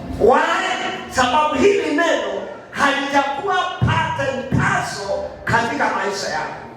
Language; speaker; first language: Swahili; non-native, local second language; Kikuyu